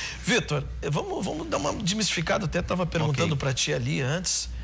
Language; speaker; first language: Portuguese; native; Portuguese